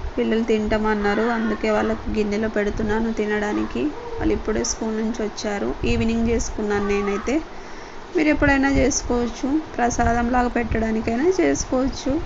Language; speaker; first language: Telugu; non-native, local second language; Lambadi